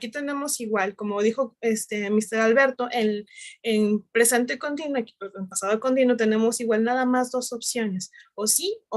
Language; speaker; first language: Spanish; native; Spanish